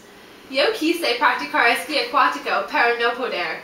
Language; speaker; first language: Spanish; non-native, learner; English